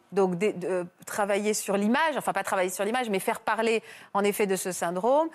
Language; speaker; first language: French; native; French